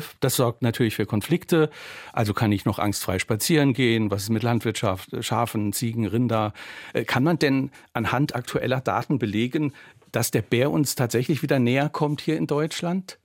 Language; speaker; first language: German; native; German